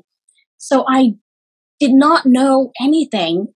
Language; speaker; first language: English; early bilingual, other home language; Khmer